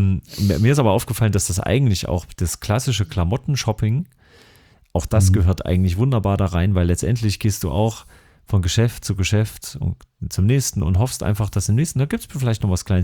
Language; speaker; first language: German; native; German